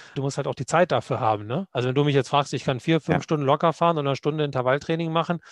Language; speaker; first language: German; native; German